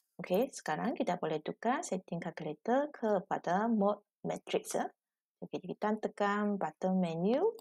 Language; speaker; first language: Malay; non-native, local second language; Chinese